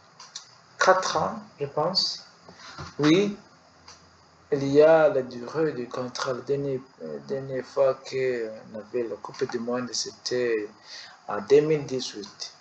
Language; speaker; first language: French; non-native, learner; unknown